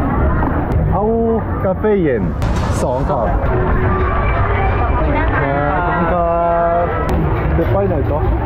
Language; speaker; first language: Thai; non-native, learner; Korean